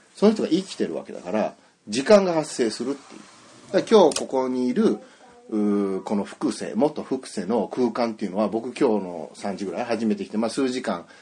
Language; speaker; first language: Japanese; native; Japanese